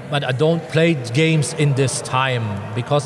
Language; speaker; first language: English; non-native, learner; German